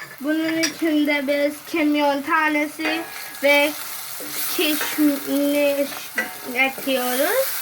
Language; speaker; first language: Turkish; non-native, learner; Hindi